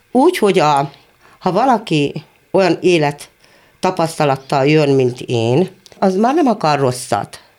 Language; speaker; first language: Hungarian; native; Hungarian